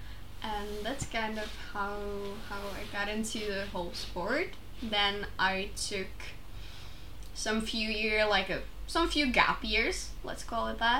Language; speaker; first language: English; non-native, fluent; Czech